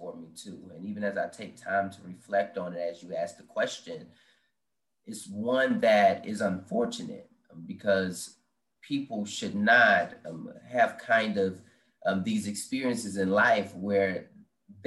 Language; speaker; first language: English; native; English